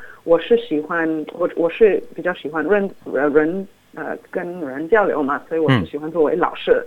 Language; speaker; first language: Chinese; non-native, fluent; English